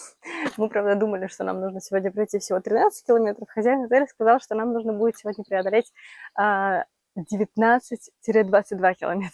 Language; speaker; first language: Russian; native; Russian